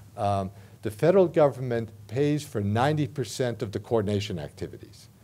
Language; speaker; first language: English; native; English